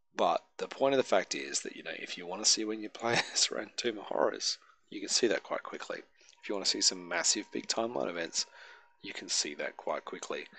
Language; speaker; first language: English; native; English